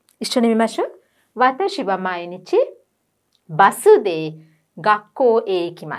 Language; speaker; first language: Japanese; non-native, fluent; Sinhala